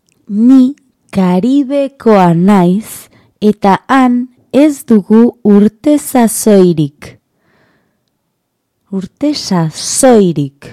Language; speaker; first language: Basque; non-native, learner; Spanish